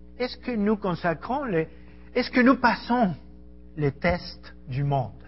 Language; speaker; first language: French; non-native, fluent; Spanish